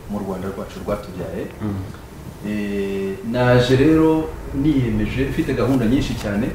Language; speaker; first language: Kinyarwanda; early bilingual, heritage; Kinyarwanda